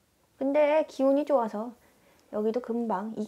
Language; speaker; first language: Korean; native; Korean